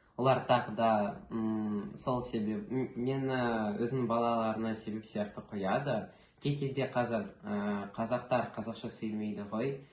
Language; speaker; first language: Kazakh; non-native, local second language; Russian